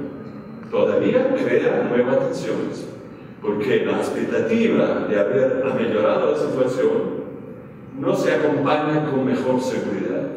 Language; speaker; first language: Spanish; non-native, fluent; Italian